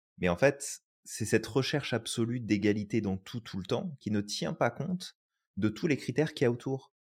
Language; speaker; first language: French; native; French